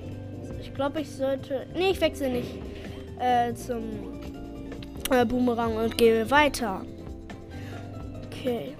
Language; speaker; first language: German; native; German